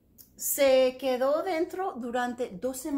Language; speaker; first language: Spanish; non-native, fluent; English